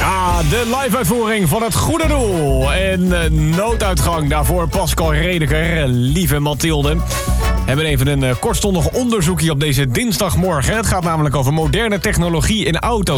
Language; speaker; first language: Dutch; native; Dutch